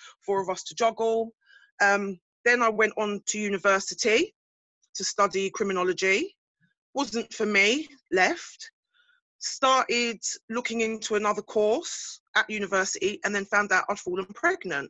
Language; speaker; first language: English; native; English